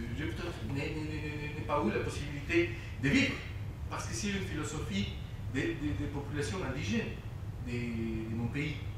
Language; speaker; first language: French; non-native, fluent; Spanish